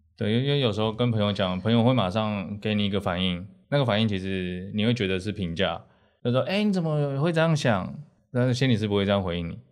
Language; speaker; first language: Chinese; native; Chinese